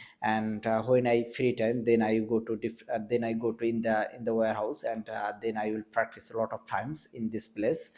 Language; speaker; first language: English; non-native, learner; Bangla